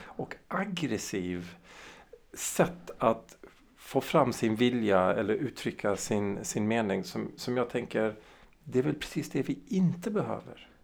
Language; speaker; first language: Swedish; early bilingual, heritage; Swedish